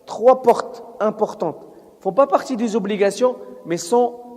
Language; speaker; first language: French; non-native, local second language; Arabic